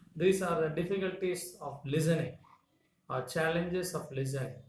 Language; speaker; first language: English; non-native, local second language; Tamil